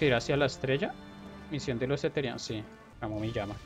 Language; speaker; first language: Spanish; native; Spanish